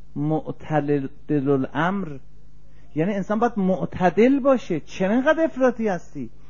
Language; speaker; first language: Persian; native; Persian